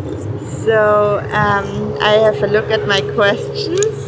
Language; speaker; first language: English; non-native, fluent; German